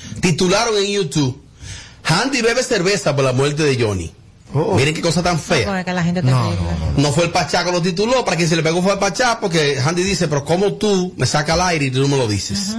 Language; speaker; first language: Spanish; native; Spanish